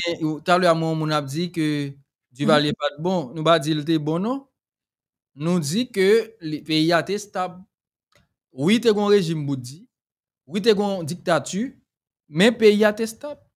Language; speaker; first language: French; non-native, local second language; Haitian Creole